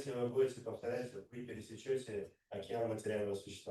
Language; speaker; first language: Russian; native; Russian